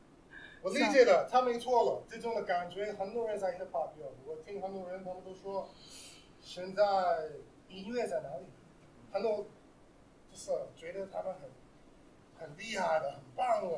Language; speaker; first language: Chinese; non-native, learner; English